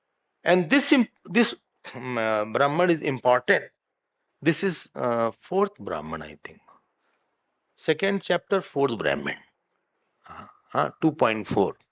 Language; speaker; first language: English; non-native, local second language; Hindi